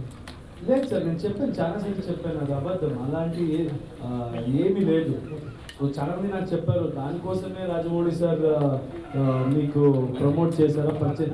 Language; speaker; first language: Telugu; non-native, fluent; Kannada